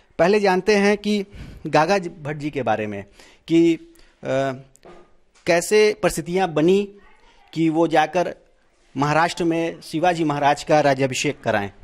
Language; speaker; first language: Hindi; native; Hindi